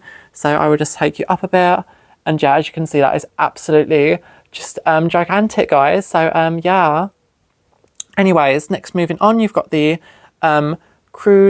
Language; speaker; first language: English; native; English